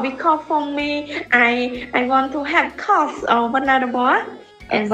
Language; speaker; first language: English; non-native, learner; Khmer